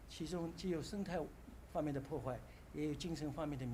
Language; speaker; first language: Chinese; native; Chinese